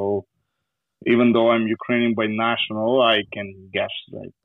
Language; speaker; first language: English; non-native, fluent; Ukrainian